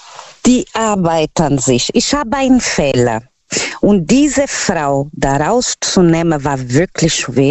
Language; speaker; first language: German; non-native, learner; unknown